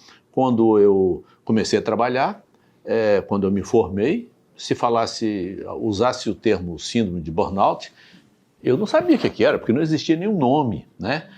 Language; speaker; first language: Portuguese; native; Portuguese